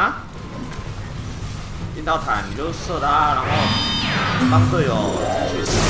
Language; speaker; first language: Chinese; native; Chinese